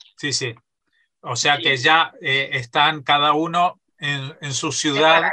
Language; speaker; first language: Spanish; native; Spanish